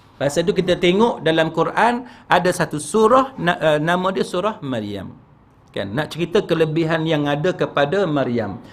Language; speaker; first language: Malay; native; Malay